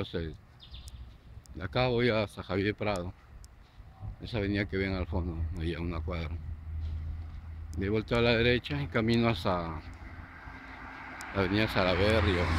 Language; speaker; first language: Spanish; native; Spanish